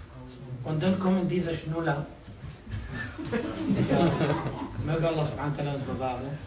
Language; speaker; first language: German; non-native, fluent; Arabic